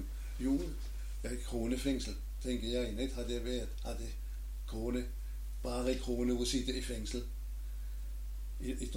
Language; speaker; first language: Danish; non-native, learner; German